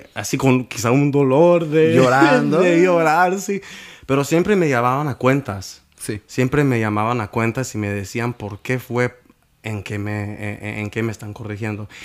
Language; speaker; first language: Spanish; early bilingual, heritage; Spanish